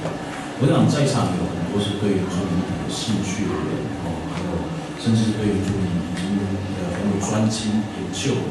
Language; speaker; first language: Chinese; native; Chinese